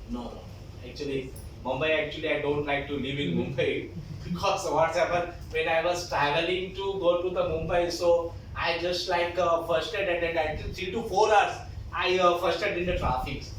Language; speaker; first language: English; non-native, local second language; Marathi